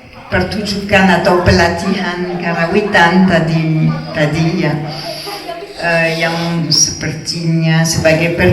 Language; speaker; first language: Indonesian; non-native, fluent; French